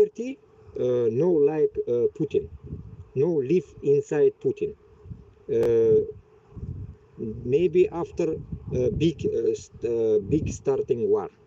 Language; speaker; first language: English; non-native, learner; Bashkir